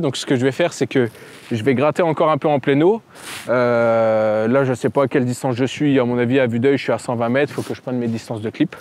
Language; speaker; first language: French; native; French